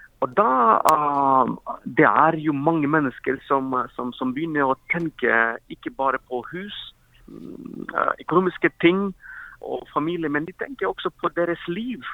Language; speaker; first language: Norwegian; non-native, fluent; Ukrainian